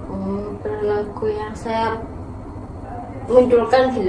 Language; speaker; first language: Indonesian; native; Indonesian